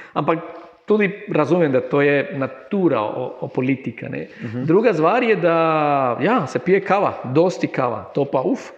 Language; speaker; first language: Slovenian; non-native, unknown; Spanish